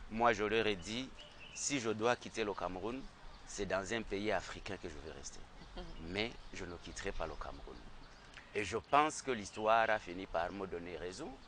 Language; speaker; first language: French; non-native, local second language; Rundi